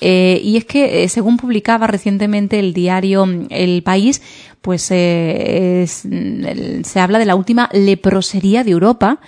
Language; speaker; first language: Spanish; native; Spanish